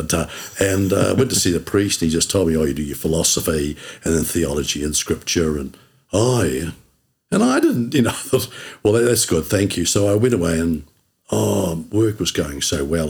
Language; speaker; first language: English; native; English